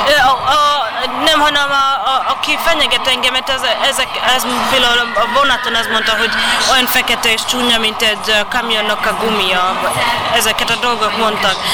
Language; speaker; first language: Hungarian; non-native, learner; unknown